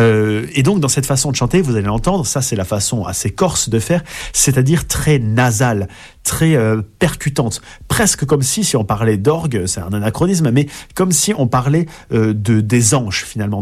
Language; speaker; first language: French; native; French